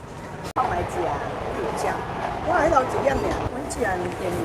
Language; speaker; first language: Chinese; native; Chinese